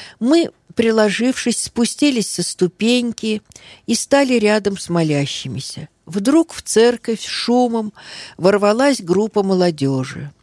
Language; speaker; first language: Russian; early bilingual, heritage; Russian